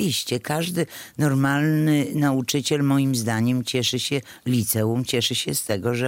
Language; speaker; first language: Polish; native; Polish